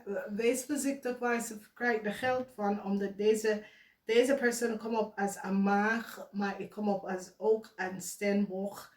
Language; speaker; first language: Dutch; non-native, learner; English